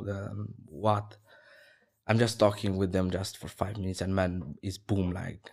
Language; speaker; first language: English; non-native, fluent; Romanian